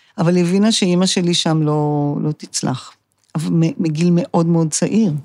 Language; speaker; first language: Hebrew; native; Hebrew